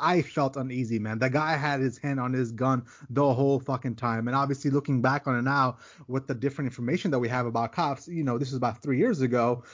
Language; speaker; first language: English; early bilingual, other home language; Urdu